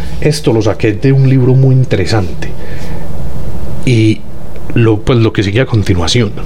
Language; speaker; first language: Spanish; native; Spanish